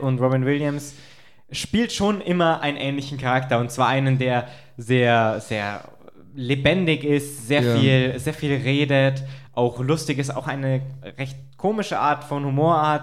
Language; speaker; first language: German; native; German